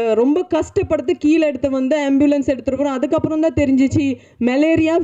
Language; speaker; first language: Tamil; non-native, learner; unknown